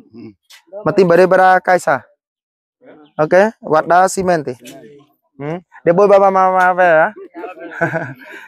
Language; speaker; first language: Portuguese; non-native, learner; Vietnamese